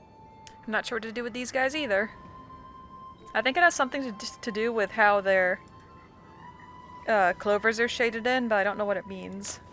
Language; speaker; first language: English; native; English